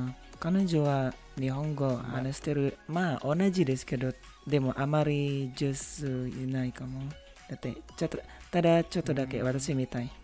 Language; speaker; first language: Japanese; non-native, learner; Indonesian